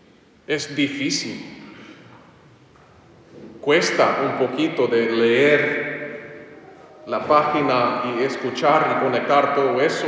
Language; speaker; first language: Spanish; non-native, fluent; English